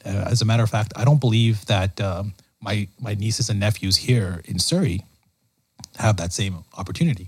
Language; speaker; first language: English; native; English